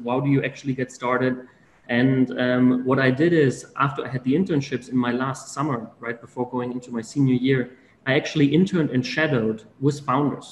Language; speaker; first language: English; non-native, fluent; German